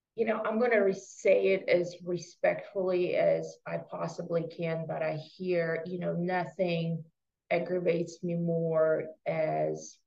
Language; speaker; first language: English; non-native, fluent; Russian